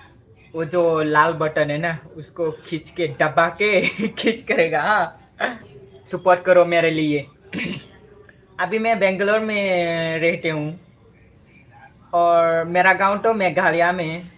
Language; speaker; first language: Hindi; non-native, local second language; Khasi